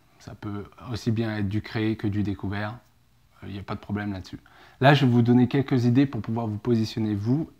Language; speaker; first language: French; native; French